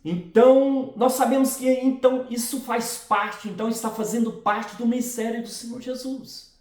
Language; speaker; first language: Portuguese; native; Portuguese